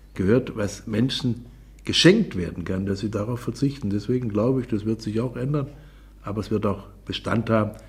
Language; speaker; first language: German; native; German